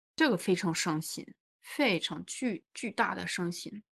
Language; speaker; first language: Chinese; non-native, fluent; French